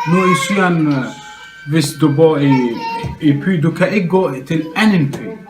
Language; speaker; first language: Danish; non-native, learner; Kurdish